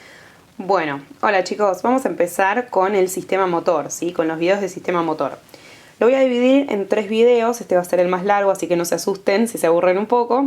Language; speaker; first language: Spanish; native; Spanish